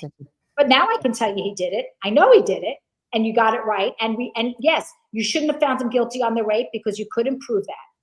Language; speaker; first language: English; native; English